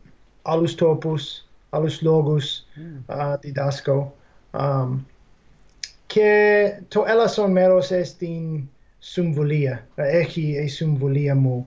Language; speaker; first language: Greek; non-native, fluent; English